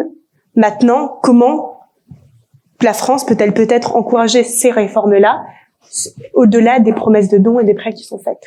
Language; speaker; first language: French; native; French